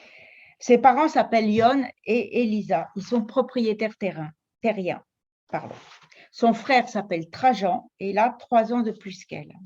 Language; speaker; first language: French; native; French